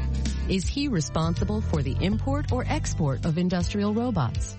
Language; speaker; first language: English; non-native, fluent; French